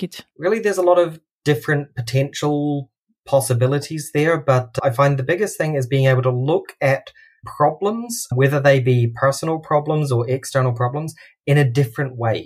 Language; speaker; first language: English; native; English